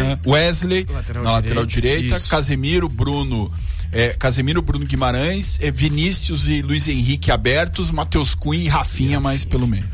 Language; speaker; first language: Portuguese; native; Portuguese